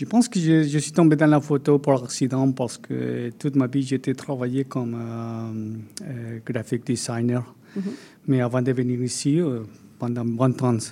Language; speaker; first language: French; non-native, fluent; Spanish